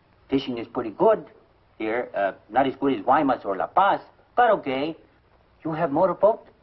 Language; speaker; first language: English; non-native, learner; Spanish